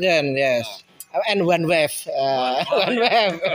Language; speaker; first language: English; non-native, learner; Indonesian